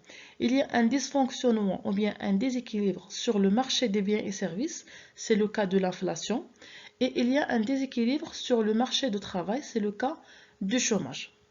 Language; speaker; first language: French; non-native, local second language; Arabic